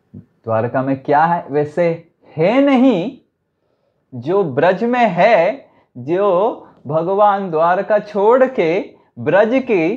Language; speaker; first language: Hindi; non-native, local second language; Odia